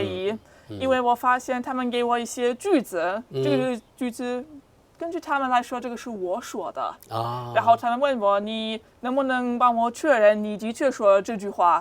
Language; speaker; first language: Chinese; non-native, fluent; German